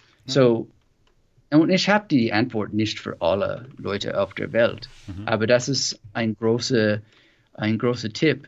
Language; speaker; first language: German; non-native, learner; English